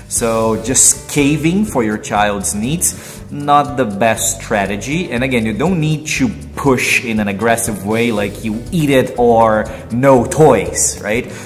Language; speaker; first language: English; non-native, fluent; Portuguese